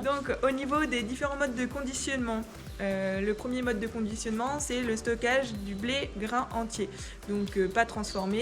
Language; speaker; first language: French; native; French